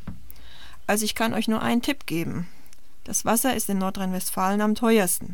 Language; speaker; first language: German; native; German